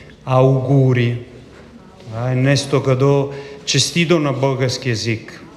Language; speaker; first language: Bulgarian; non-native, fluent; Italian